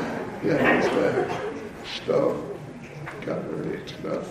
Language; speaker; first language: Russian; non-native, learner; English